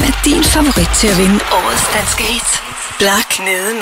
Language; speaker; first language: Danish; native; Danish